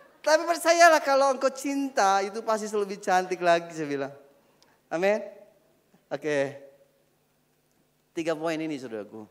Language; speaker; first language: Indonesian; native; Indonesian